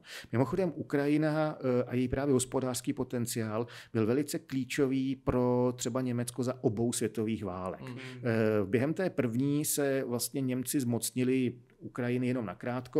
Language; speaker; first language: Czech; native; Czech